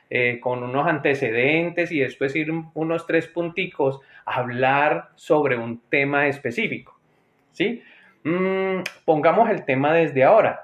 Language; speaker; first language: Spanish; native; Spanish